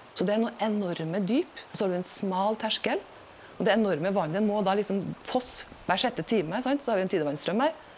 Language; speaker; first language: Norwegian; native; Norwegian